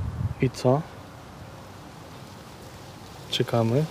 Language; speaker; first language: Polish; non-native, fluent; Ukrainian